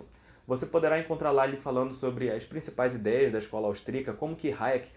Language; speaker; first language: Portuguese; native; Portuguese